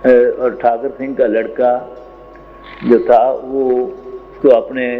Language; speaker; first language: Hindi; non-native, local second language; Punjabi